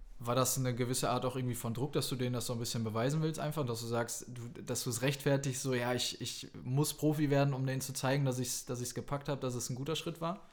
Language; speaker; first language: German; native; German